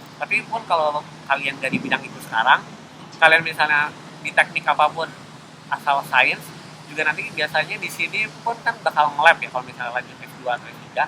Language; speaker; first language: Indonesian; native; Indonesian